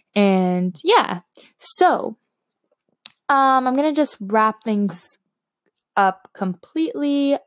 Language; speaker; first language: English; non-native, fluent; Slovak